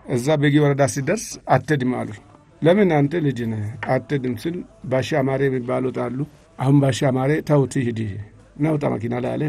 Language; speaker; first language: Amharic; non-native, local second language; Oromo